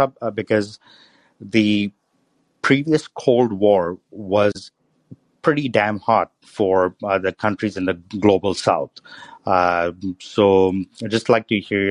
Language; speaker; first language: English; non-native, local second language; Urdu